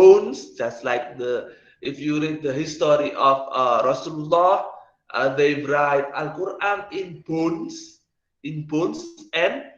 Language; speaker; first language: English; non-native, learner; Indonesian